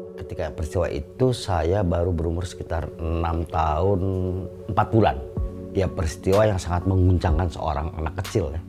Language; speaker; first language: Indonesian; native; Indonesian